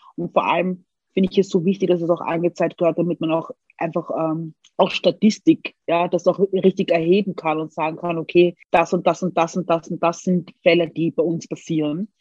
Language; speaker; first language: German; early bilingual, other home language; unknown